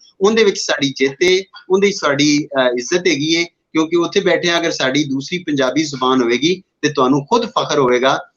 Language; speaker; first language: Punjabi; native; Punjabi